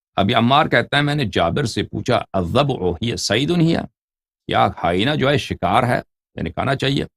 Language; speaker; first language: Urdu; non-native, fluent; Persian